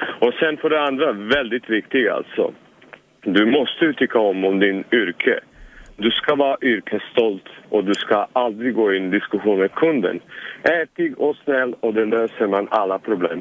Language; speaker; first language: Swedish; non-native, fluent; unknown